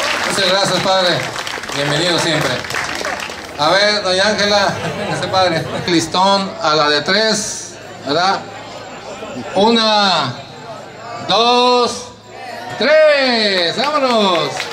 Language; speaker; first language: Spanish; native; Spanish